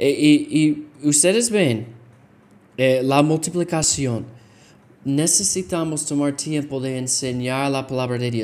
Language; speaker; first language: Spanish; non-native, fluent; English